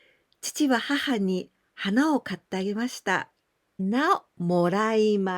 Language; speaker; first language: Japanese; non-native, fluent; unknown